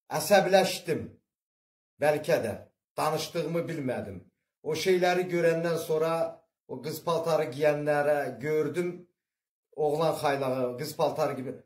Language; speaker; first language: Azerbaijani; early bilingual, heritage; Azerbaijani